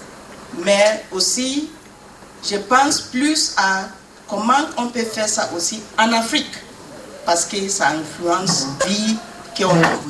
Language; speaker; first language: French; non-native, fluent; English